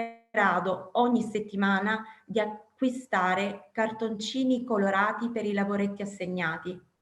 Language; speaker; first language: Italian; native; Italian